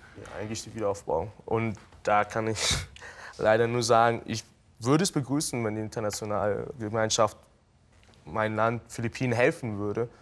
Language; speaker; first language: German; early bilingual, other home language; Filipino